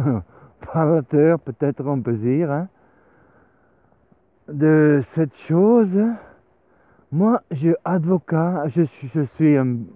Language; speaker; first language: French; non-native, learner; Swiss German